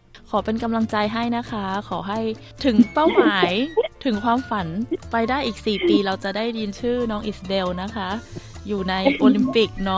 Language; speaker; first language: Thai; native; Thai